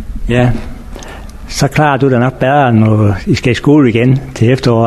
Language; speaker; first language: Danish; native; Danish